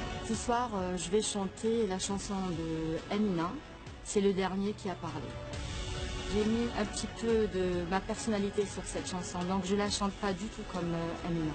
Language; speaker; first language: French; non-native, local second language; Arabic